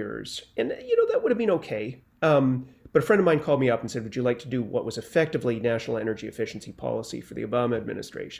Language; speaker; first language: English; native; English